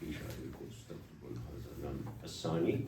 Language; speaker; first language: Arabic; non-native, fluent; Kashmiri